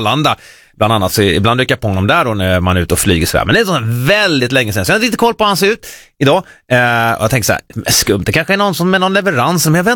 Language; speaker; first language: Swedish; native; Swedish